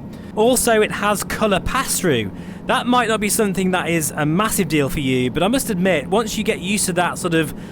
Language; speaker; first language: English; native; English